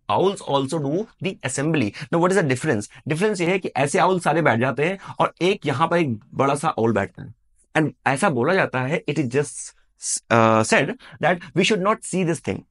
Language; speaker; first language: Hindi; native; Hindi